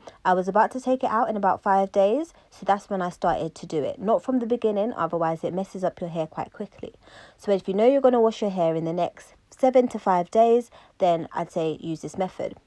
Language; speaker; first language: English; native; English